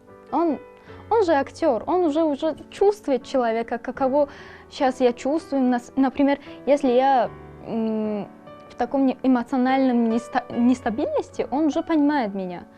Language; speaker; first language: Russian; non-native, local second language; Tajik